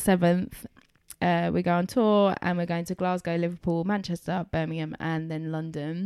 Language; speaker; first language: English; native; English